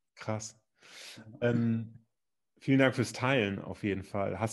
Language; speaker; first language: German; native; German